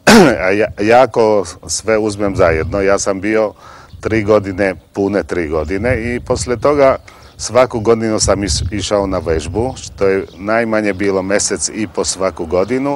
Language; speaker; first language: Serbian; non-native, local second language; Slovak